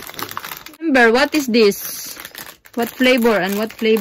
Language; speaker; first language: English; non-native, local second language; Cebuano